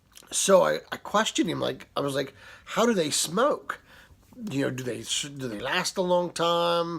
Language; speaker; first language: English; native; English